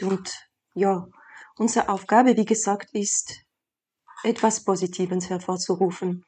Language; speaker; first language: German; non-native, fluent; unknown